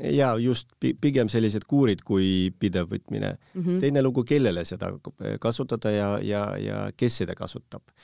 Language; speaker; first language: Estonian; non-native, local second language; Russian